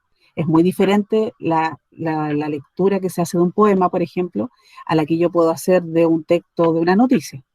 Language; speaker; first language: Spanish; native; Spanish